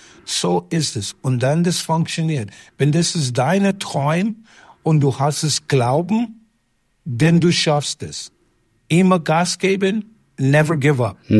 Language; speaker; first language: German; non-native, learner; English